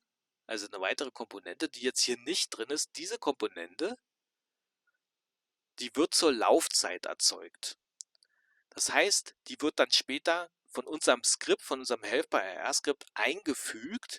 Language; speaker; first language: German; native; German